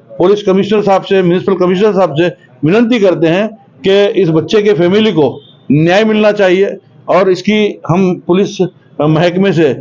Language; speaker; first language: Hindi; non-native, local second language; Gujarati